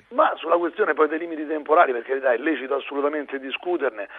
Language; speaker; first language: Italian; native; Italian